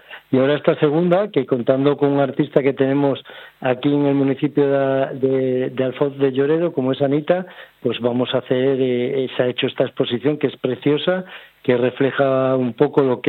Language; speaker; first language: Spanish; native; Spanish